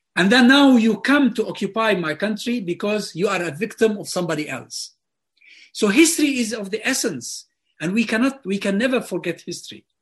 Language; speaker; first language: English; non-native, fluent; Arabic